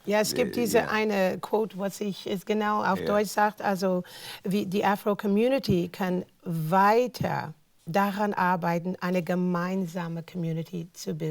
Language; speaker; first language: German; non-native, fluent; English